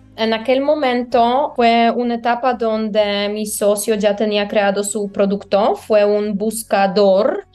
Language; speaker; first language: Spanish; non-native, fluent; Polish